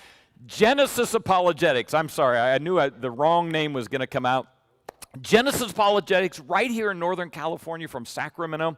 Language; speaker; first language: English; native; English